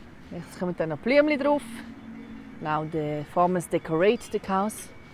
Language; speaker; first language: English; non-native, fluent; Swiss German